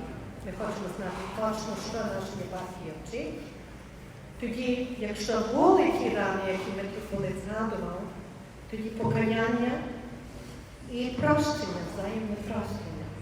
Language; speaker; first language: Ukrainian; early bilingual, heritage; Ukrainian